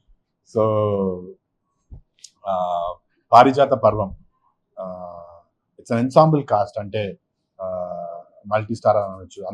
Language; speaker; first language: Telugu; native; Telugu